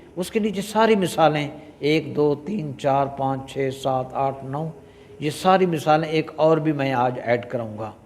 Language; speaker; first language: Urdu; non-native, local second language; Punjabi